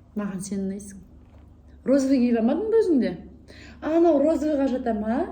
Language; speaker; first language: Kazakh; non-native, local second language; Russian